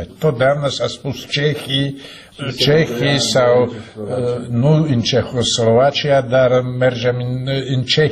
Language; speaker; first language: Romanian; non-native, fluent; Czech